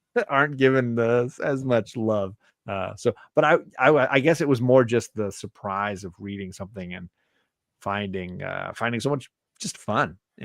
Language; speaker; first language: English; native; English